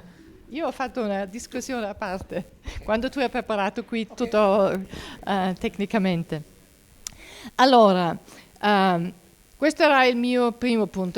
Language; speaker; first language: Italian; non-native, fluent; German